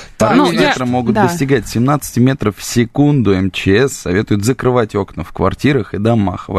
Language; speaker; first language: Russian; native; Russian